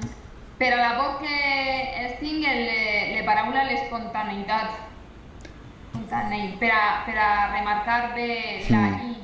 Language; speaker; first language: Catalan; non-native, local second language; Spanish